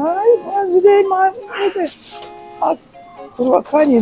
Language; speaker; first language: Japanese; non-native, learner; Russian